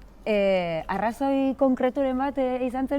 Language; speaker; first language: Basque; native; Basque